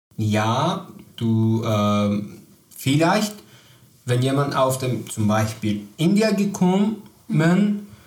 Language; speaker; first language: German; non-native, learner; Persian